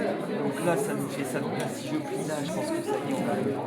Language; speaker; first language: French; native; French